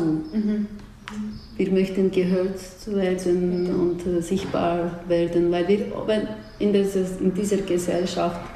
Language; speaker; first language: German; non-native, fluent; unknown